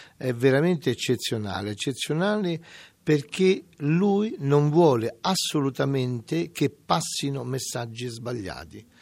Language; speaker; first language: Italian; native; Italian